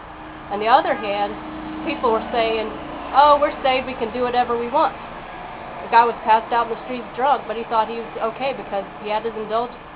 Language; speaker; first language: English; native; English